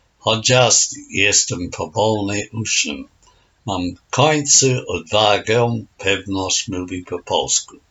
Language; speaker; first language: Polish; non-native, learner; English